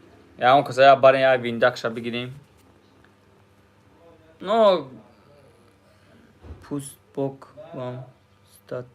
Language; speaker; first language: Russian; non-native, learner; Tajik